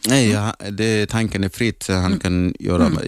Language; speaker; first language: Swedish; non-native, learner; Arabic